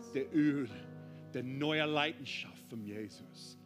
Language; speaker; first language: German; non-native, learner; English